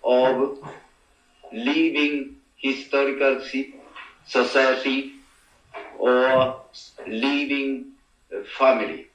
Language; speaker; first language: English; non-native, learner; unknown